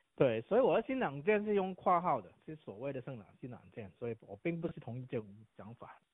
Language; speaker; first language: Chinese; non-native, fluent; Cantonese